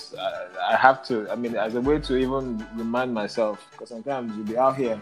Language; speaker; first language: English; non-native, local second language; Yoruba